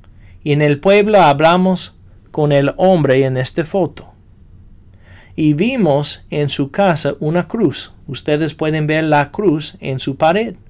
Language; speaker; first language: Spanish; non-native, fluent; English